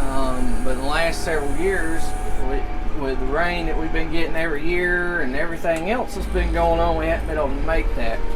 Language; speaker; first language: English; native; English